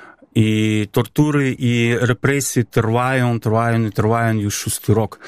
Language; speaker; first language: Polish; non-native, fluent; Belarusian